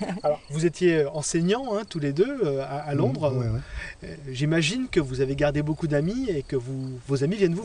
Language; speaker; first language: French; native; French